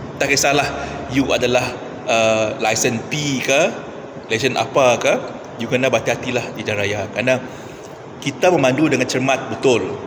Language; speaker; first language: Malay; non-native, local second language; Iban